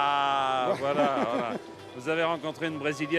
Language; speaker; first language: French; native; French